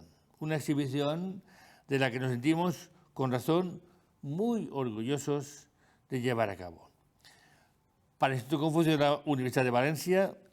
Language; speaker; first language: Spanish; native; Spanish